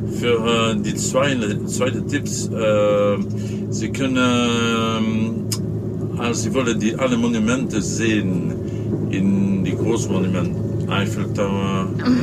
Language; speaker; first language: German; non-native, learner; French